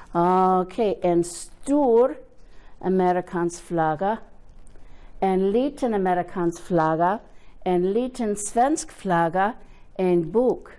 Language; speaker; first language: Swedish; non-native, fluent; English